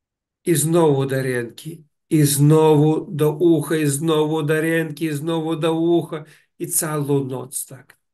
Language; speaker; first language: Polish; non-native, learner; Russian